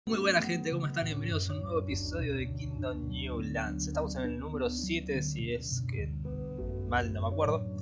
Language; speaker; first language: Spanish; native; Spanish